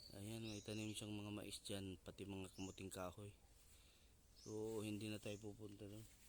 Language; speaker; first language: Filipino; non-native, local second language; Cebuano